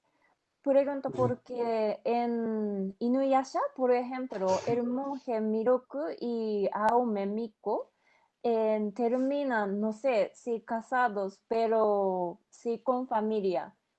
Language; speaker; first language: Spanish; non-native, fluent; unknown